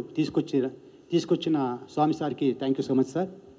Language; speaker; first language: Telugu; native; Telugu